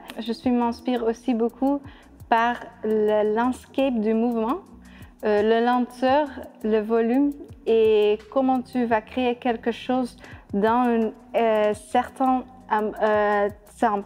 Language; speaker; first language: French; non-native, fluent; Dutch